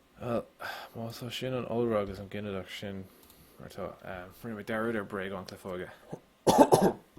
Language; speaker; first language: Irish; non-native, local second language; English